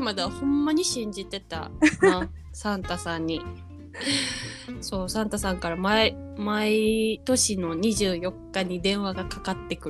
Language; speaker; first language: Japanese; early bilingual, heritage; Japanese